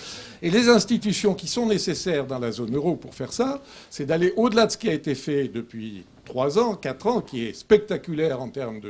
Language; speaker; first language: French; native; French